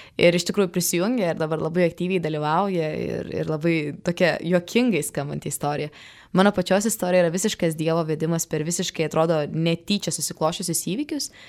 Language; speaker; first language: Lithuanian; native; Lithuanian